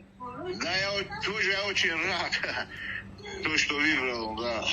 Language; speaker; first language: Russian; non-native, local second language; Tajik